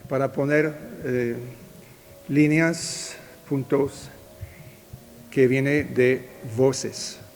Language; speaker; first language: Spanish; non-native, fluent; French